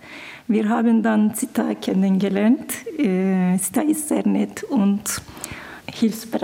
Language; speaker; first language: German; non-native, learner; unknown